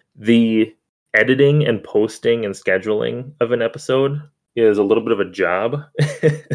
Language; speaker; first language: English; native; English